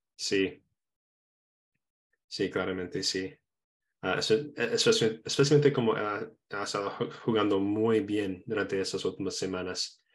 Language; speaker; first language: Spanish; non-native, fluent; English